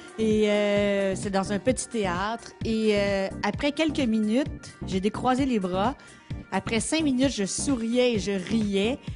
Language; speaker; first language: French; native; French